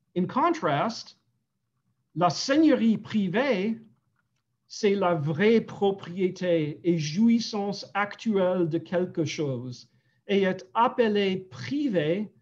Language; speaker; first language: French; non-native, fluent; English